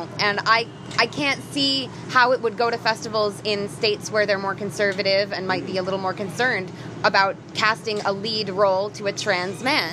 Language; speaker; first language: English; native; English